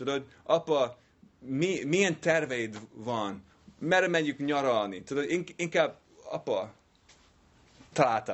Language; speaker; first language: Hungarian; non-native, learner; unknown